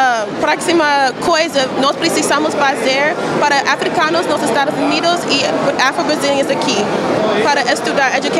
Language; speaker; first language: Portuguese; non-native, learner; English